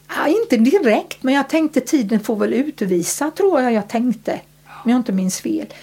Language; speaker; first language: Swedish; early bilingual, other home language; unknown